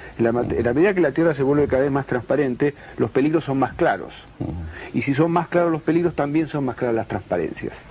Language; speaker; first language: Spanish; native; Spanish